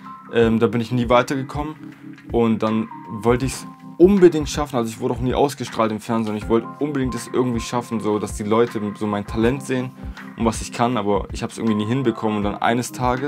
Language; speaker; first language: German; native; German